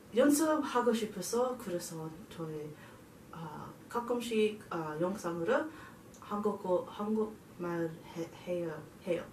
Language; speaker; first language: Korean; non-native, learner; English